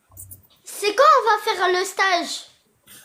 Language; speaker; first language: French; early bilingual, other home language; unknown